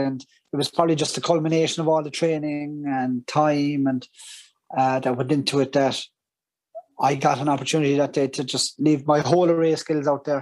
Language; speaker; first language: English; native; English